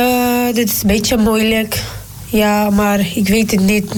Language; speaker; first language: Dutch; non-native, learner; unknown